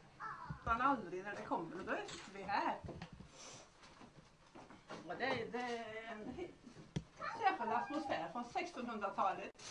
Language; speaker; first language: Swedish; non-native, fluent; Hindi